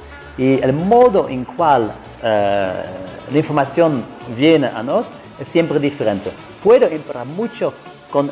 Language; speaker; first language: Spanish; non-native, fluent; Italian